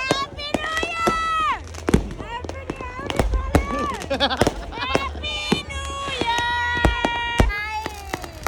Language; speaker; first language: English; non-native, learner; Indonesian